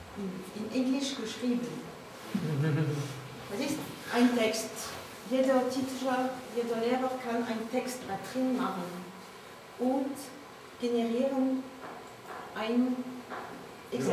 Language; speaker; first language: German; non-native, learner; French